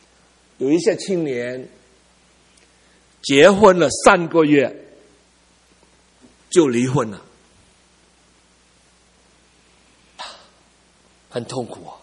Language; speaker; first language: Chinese; early bilingual, heritage; Cantonese